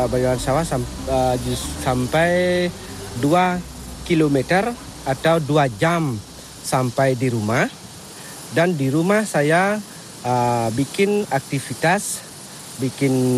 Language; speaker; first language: Indonesian; non-native, local second language; Balinese